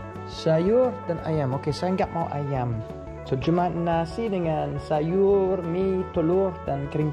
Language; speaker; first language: Indonesian; non-native, learner; English